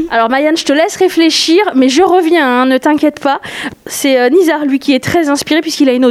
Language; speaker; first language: French; native; French